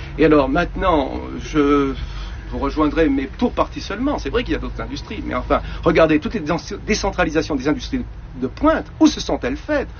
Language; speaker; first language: French; native; French